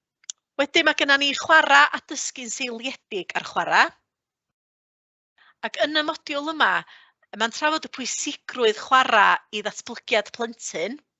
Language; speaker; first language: Welsh; native; Welsh